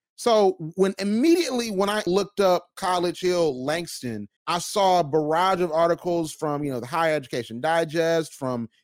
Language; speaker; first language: English; native; English